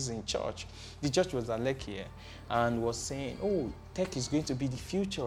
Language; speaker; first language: English; non-native, local second language; Yoruba